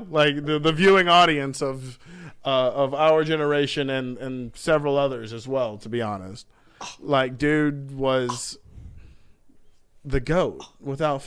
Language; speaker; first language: English; native; English